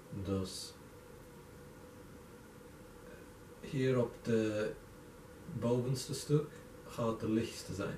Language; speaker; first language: Dutch; non-native, fluent; English